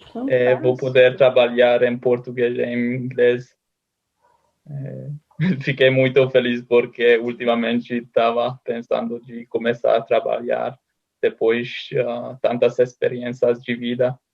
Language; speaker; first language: Portuguese; non-native, learner; Hungarian